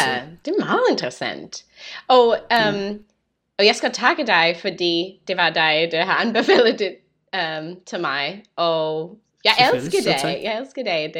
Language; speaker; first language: Danish; non-native, learner; English